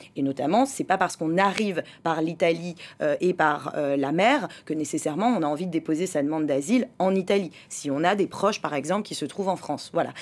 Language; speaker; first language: French; native; French